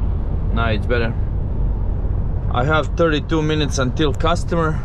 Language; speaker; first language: English; non-native, fluent; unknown